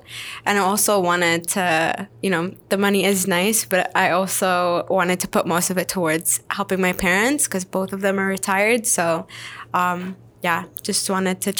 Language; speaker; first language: English; non-native, fluent; Arabic